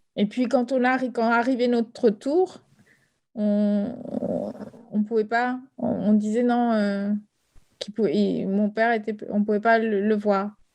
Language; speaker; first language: French; early bilingual, other home language; Spanish